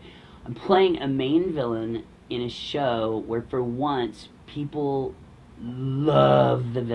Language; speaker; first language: English; native; English